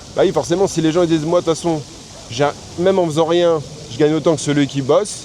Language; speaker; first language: French; native; French